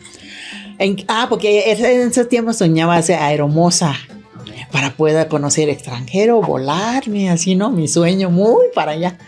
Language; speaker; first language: Spanish; non-native, learner; Thai